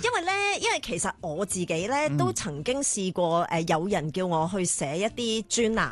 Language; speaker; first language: Cantonese; native; Cantonese